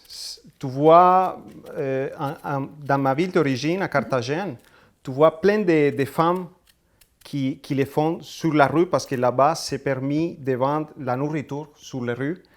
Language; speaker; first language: French; non-native, fluent; Spanish